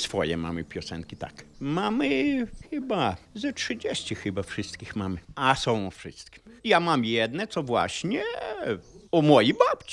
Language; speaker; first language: Polish; early bilingual, heritage; Polish